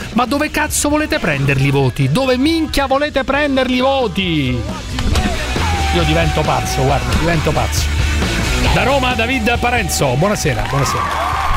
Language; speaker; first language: Italian; native; Italian